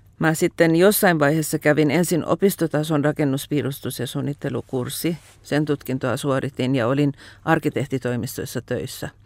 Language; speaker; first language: Finnish; non-native, fluent; Persian